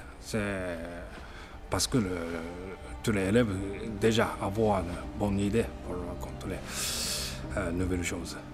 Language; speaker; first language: French; non-native, learner; Japanese